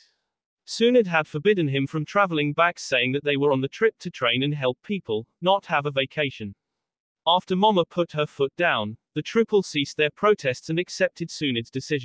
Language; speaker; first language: English; native; English